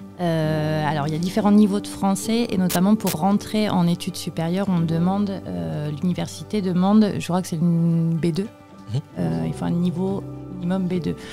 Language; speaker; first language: French; native; French